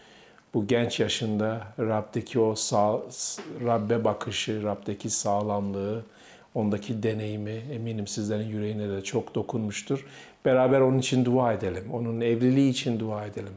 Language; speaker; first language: Turkish; native; Turkish